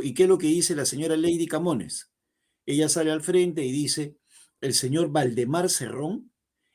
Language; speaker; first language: Spanish; native; Spanish